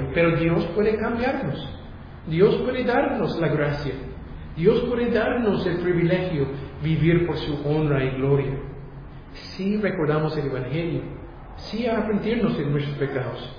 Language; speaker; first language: Spanish; non-native, fluent; English